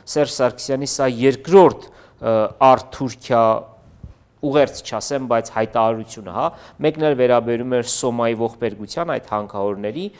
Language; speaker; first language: Armenian; native; Armenian